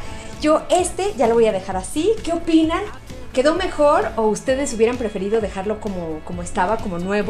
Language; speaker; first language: Spanish; native; Spanish